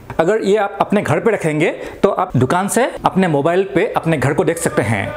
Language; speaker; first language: Hindi; non-native, local second language; Assamese